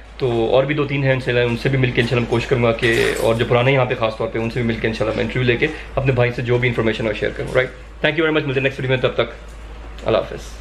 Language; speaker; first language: Urdu; native; Urdu